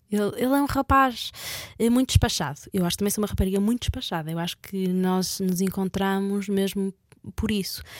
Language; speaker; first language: Portuguese; native; Portuguese